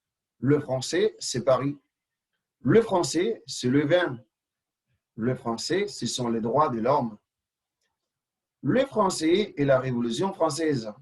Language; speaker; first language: French; non-native, fluent; Spanish